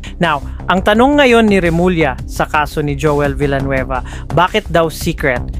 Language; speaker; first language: Filipino; native; Filipino